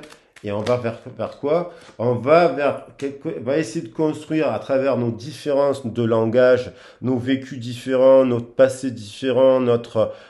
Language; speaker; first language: French; native; French